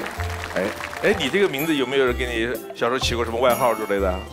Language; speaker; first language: Chinese; native; Chinese